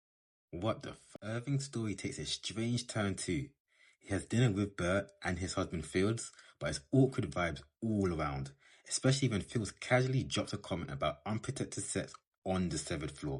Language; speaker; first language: English; native; English